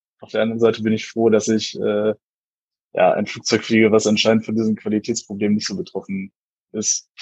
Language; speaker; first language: German; native; German